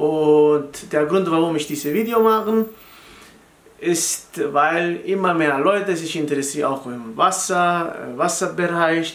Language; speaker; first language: German; non-native, fluent; Italian